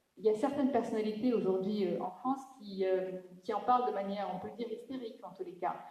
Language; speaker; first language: French; non-native, local second language; Arabic